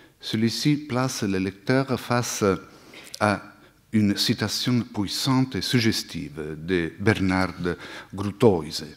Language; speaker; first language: French; non-native, fluent; Italian